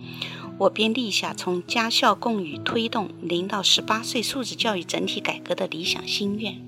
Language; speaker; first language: Chinese; native; Chinese